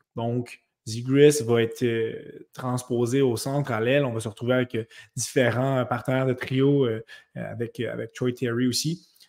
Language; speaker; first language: French; native; French